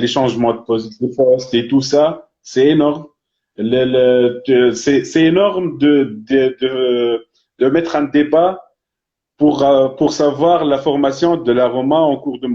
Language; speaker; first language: French; non-native, fluent; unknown